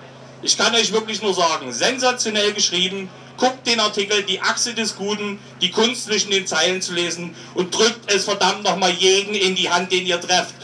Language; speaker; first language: German; native; German